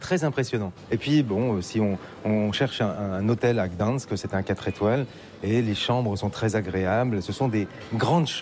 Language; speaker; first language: French; native; French